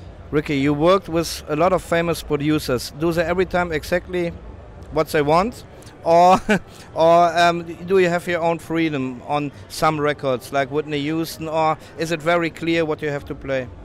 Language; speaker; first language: English; non-native, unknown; German